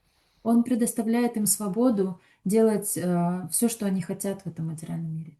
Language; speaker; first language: Russian; native; Russian